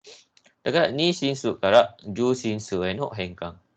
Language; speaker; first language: Japanese; non-native, fluent; Malay